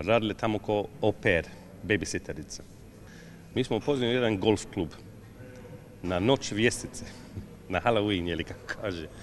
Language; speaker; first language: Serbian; non-native, fluent; English